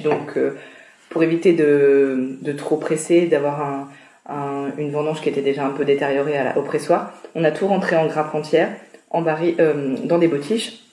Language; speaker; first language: French; native; French